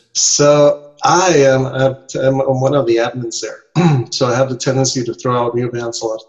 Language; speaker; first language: English; non-native, fluent; Spanish